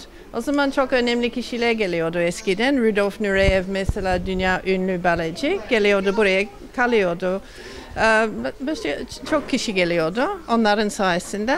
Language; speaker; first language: Turkish; non-native, fluent; English